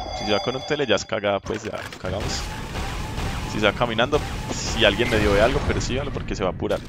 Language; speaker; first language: Spanish; native; Spanish